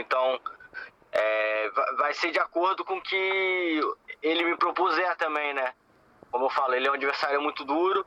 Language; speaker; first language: Portuguese; native; Portuguese